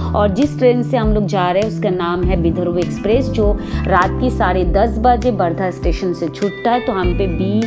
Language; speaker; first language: Hindi; non-native, local second language; Marathi